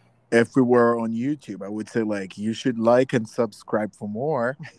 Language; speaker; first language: English; non-native, fluent; Portuguese